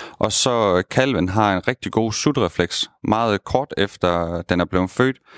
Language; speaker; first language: Danish; native; Danish